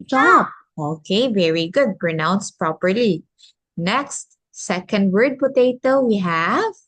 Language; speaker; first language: English; non-native, local second language; Filipino